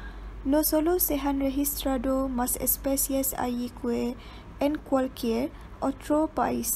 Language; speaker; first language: Spanish; non-native, learner; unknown